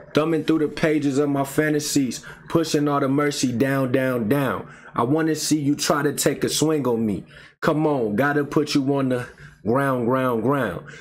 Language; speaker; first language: English; native; English